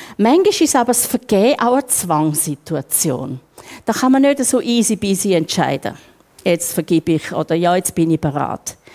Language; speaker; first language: German; native; German